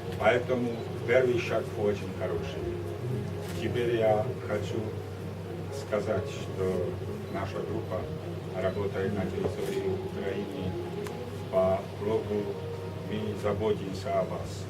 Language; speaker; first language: Russian; non-native, learner; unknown